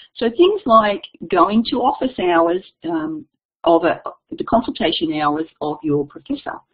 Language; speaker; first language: English; native; English